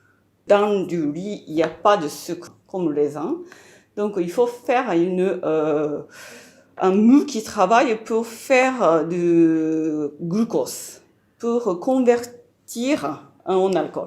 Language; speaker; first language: French; non-native, fluent; Japanese